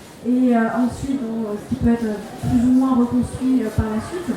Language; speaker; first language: French; native; French